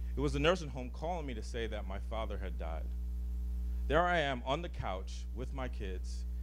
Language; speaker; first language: English; native; English